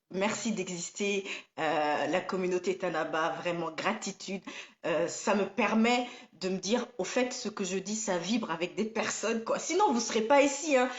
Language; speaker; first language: French; non-native, local second language; Somali